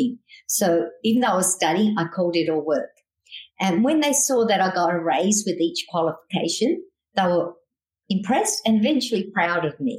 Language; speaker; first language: English; native; English